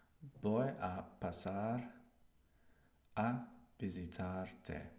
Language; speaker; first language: Spanish; non-native, learner; English